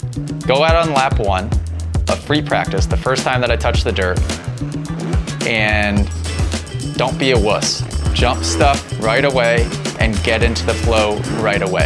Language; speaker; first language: English; native; English